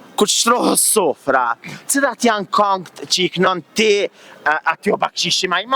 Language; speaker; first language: Albanian; native; Albanian